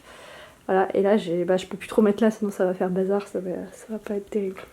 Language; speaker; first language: French; native; French